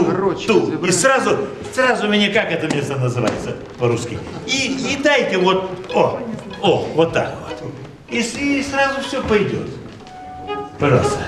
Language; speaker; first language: Russian; non-native, fluent; Lithuanian